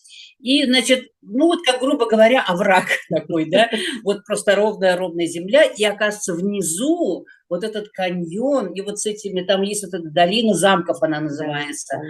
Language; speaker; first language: Russian; native; Russian